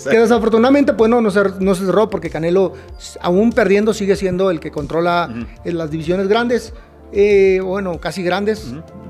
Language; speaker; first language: Spanish; native; Spanish